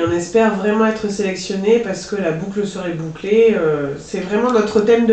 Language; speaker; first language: French; native; French